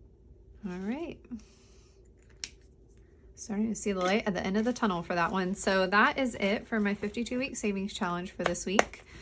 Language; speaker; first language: English; native; English